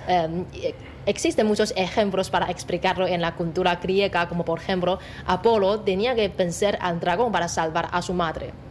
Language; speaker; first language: Spanish; non-native, fluent; Chinese